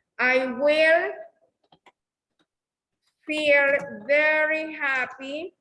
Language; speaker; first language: English; non-native, fluent; Spanish